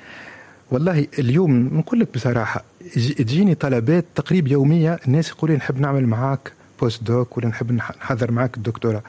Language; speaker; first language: Arabic; native; Arabic